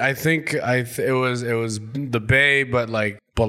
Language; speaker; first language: English; native; English